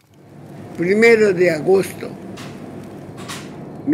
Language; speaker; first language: Portuguese; non-native, learner; Japanese